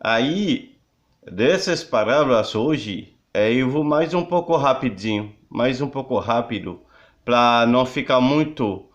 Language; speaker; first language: Portuguese; non-native, learner; Haitian Creole